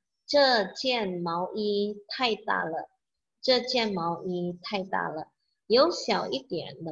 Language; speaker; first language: Chinese; non-native, fluent; Indonesian